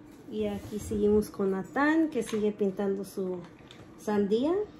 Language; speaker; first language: Spanish; early bilingual, heritage; Spanish